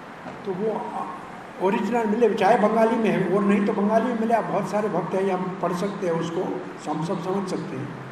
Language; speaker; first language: Hindi; native; Hindi